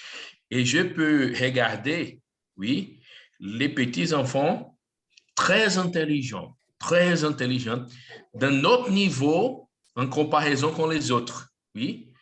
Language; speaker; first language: French; non-native, learner; Portuguese